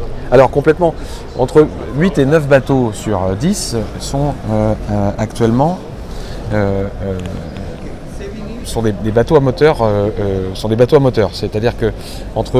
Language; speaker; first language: French; native; French